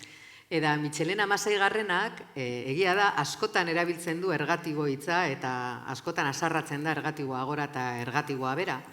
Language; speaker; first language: Basque; native; Basque